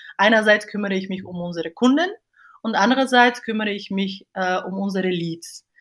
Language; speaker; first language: German; non-native, fluent; Bulgarian